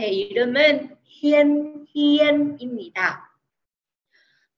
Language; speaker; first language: Korean; non-native, fluent; Vietnamese